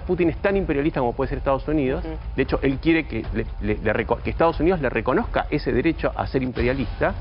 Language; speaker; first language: Spanish; native; Spanish